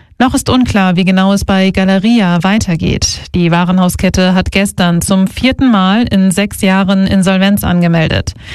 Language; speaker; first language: German; native; German